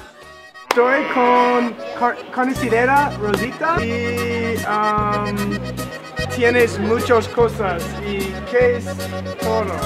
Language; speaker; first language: Spanish; non-native, learner; English